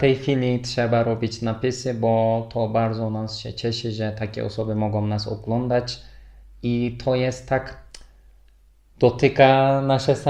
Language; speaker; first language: Polish; non-native, fluent; Turkish